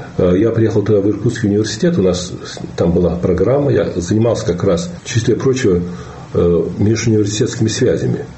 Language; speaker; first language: Russian; native; Russian